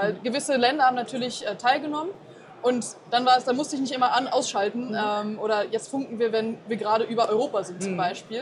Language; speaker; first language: German; native; German